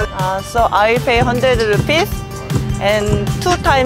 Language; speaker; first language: English; non-native, learner; Korean